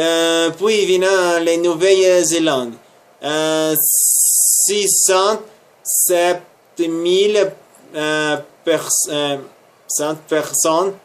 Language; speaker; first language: French; non-native, learner; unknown